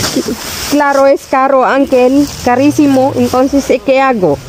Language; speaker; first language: Spanish; non-native, learner; Filipino